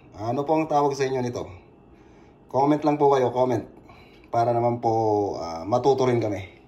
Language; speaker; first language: Filipino; non-native, local second language; Iloko